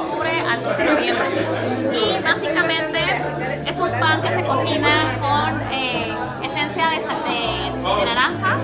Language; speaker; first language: Spanish; native; Spanish